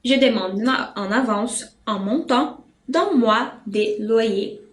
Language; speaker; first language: French; non-native, fluent; Portuguese